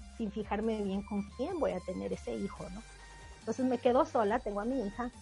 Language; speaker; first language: Spanish; native; Spanish